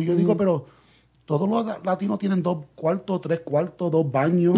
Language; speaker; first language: Spanish; early bilingual, heritage; Spanish